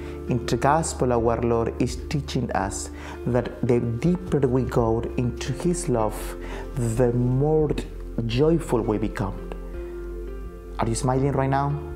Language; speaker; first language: English; non-native, fluent; Spanish